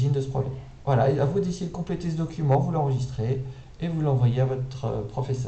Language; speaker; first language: French; native; French